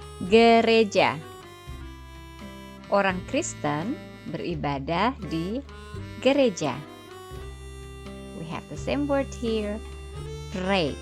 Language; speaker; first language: Indonesian; native; Indonesian